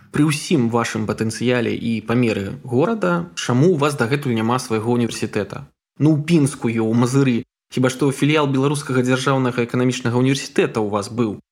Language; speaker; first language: Belarusian; non-native, local second language; Russian